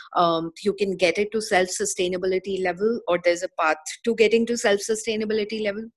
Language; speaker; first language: English; non-native, local second language; Hindi